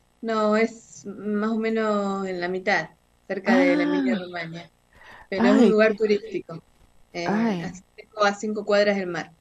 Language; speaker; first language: Spanish; native; Spanish